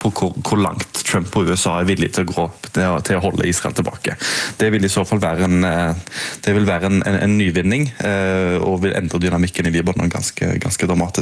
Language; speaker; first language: Norwegian; native; Norwegian